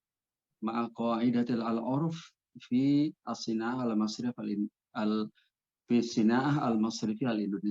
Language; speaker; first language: Arabic; non-native, fluent; Indonesian